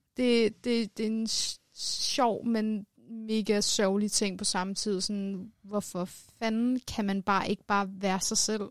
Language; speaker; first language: Danish; early bilingual, other home language; Persian